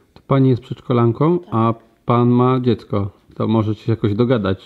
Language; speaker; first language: Polish; native; Polish